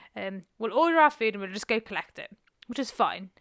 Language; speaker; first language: English; non-native, local second language; Welsh